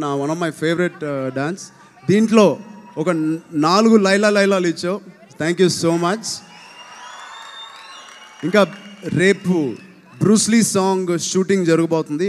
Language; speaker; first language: Telugu; native; Telugu